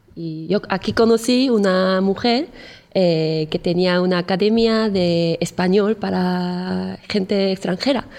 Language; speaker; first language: Spanish; non-native, fluent; Korean